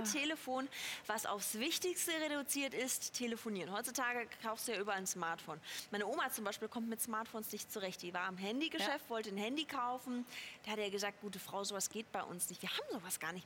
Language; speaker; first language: German; native; German